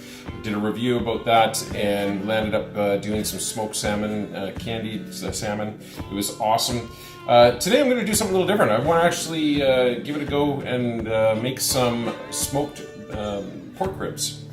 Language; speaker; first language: English; native; English